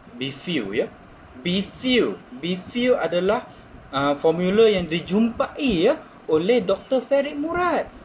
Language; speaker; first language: Malay; non-native, local second language; Chinese